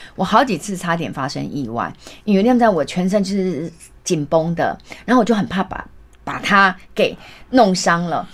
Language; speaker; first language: Chinese; native; Chinese